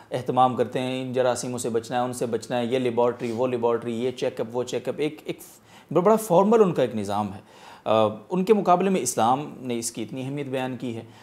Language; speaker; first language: Urdu; native; Urdu